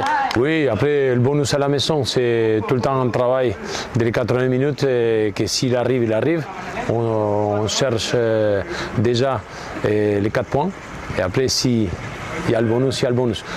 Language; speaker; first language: French; non-native, fluent; Spanish